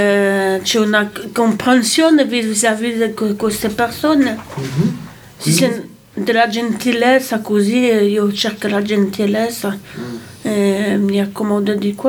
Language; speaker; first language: Italian; non-native, local second language; French